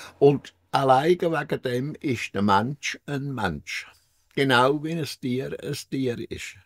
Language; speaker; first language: German; native; German